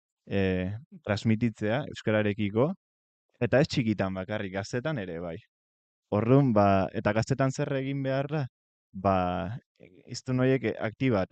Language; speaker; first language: Basque; native; Basque